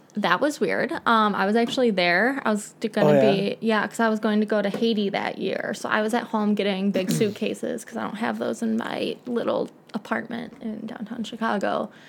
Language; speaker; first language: English; native; English